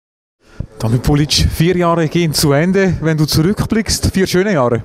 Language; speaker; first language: German; native; German